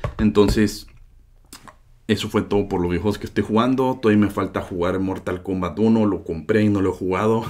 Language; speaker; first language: Spanish; native; Spanish